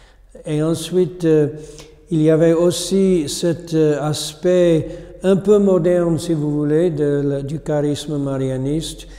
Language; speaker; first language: French; non-native, fluent; English